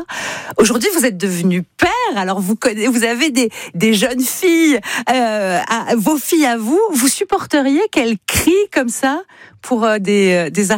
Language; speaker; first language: French; native; French